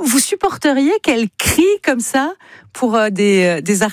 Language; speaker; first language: French; native; French